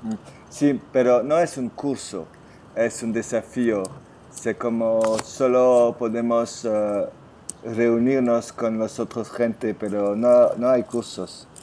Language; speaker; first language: Spanish; non-native, learner; French